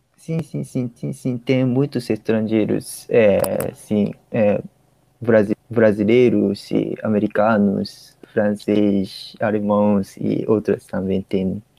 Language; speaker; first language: Portuguese; non-native, learner; Japanese